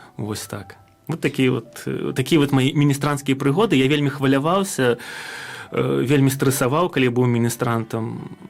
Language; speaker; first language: Belarusian; native; Belarusian